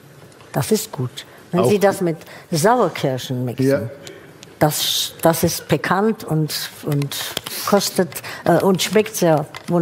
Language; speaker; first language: German; non-native, fluent; Czech